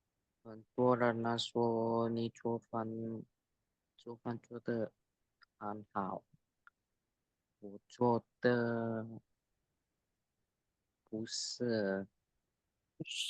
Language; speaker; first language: Chinese; non-native, learner; Indonesian